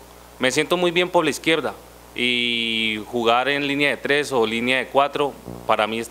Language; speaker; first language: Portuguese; non-native, learner; Spanish